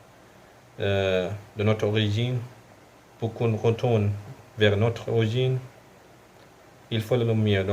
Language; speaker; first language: French; non-native, local second language; Arabic